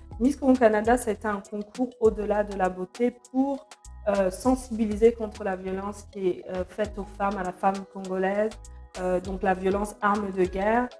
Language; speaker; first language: French; non-native, local second language; Lingala